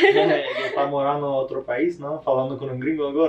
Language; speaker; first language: Portuguese; non-native, learner; English